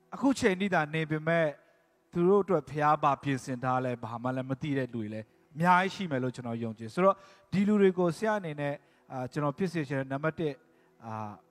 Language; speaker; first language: Burmese; non-native, local second language; Tedim Chin